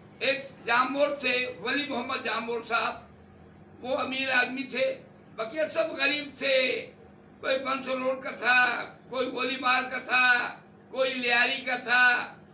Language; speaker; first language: Urdu; native; Urdu